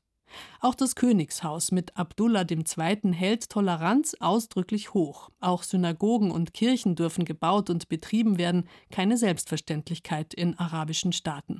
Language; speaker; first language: German; native; German